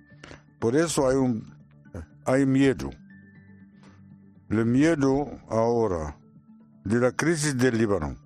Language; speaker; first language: Spanish; non-native, learner; Arabic